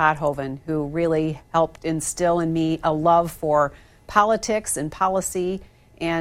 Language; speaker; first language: English; native; English